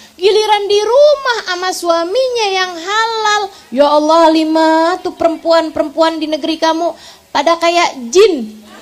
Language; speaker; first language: Indonesian; native; Indonesian